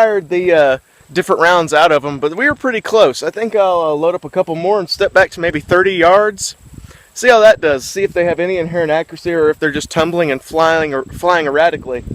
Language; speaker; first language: English; native; English